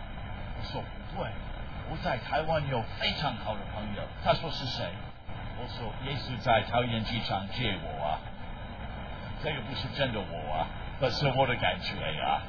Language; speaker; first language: Chinese; non-native, fluent; English